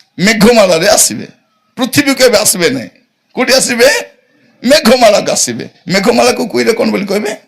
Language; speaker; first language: Odia; native; Odia